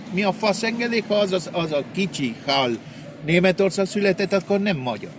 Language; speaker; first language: Hungarian; early bilingual, heritage; Spanish